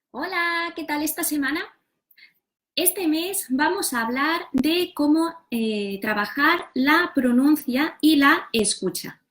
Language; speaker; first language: Spanish; non-native, local second language; Catalan